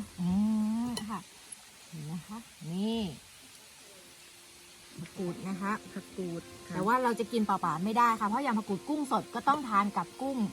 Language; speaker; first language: Thai; native; Thai